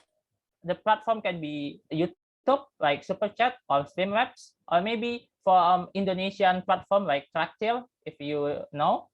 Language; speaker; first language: English; non-native, learner; Indonesian